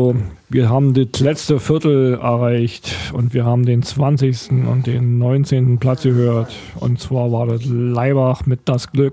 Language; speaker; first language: German; native; German